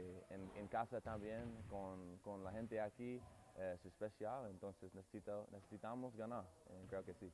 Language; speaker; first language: Spanish; non-native, learner; English